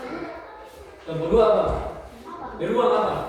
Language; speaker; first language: Indonesian; native; Indonesian